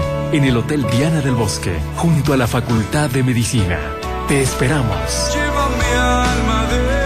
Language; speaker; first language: Spanish; native; Spanish